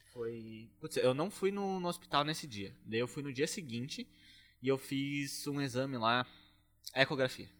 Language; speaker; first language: Portuguese; native; Portuguese